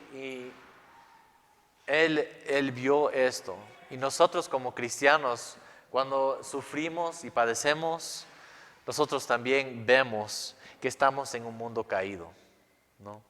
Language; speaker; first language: Spanish; non-native, fluent; English